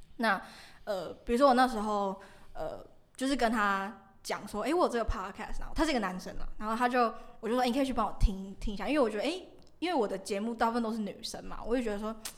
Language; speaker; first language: Chinese; native; Chinese